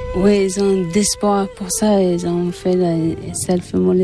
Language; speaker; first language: French; non-native, fluent; Tibetan